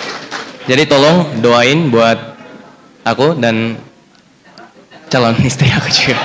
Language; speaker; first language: Indonesian; non-native, fluent; Korean